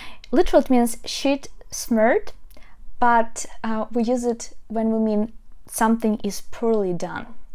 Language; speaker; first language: English; non-native, fluent; Ukrainian